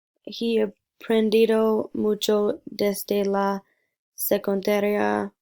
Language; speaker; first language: Spanish; non-native, learner; English